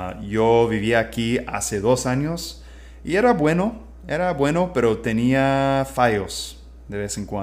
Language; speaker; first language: Spanish; non-native, fluent; English